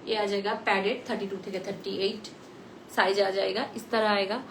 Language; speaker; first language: Hindi; non-native, local second language; Bangla